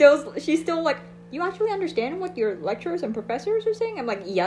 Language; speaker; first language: English; non-native, fluent; Vietnamese